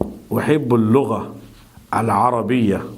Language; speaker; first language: Arabic; non-native, fluent; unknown